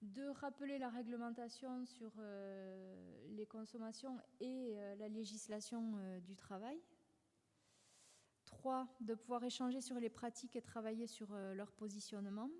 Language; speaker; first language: French; native; French